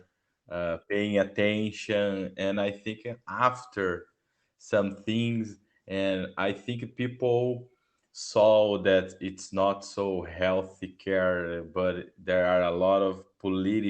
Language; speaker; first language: English; non-native, learner; Portuguese